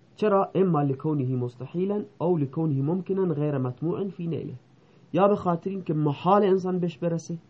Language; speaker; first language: Persian; non-native, local second language; Baluchi